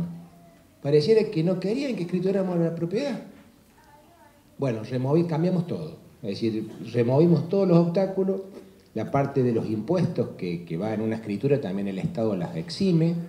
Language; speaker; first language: Spanish; native; Spanish